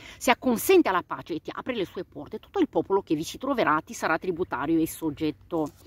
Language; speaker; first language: Italian; non-native, fluent; Romanian